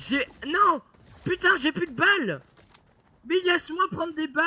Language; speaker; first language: French; native; French